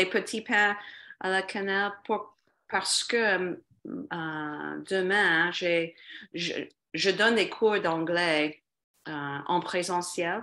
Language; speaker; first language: French; non-native, fluent; English